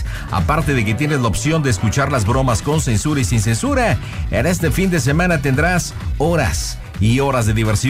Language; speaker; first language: Spanish; native; Spanish